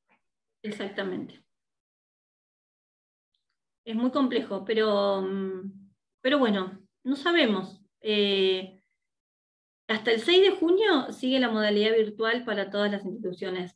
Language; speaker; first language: Spanish; native; Spanish